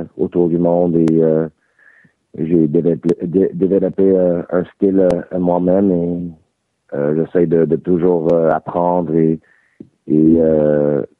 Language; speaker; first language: French; native; French